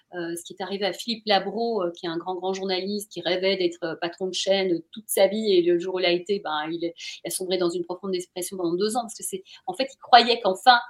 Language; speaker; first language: French; native; French